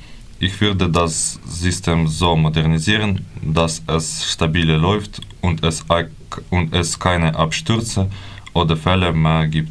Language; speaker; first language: German; non-native, learner; Ukrainian